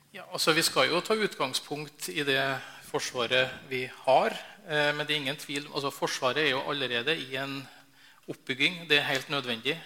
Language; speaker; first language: Norwegian; native; Norwegian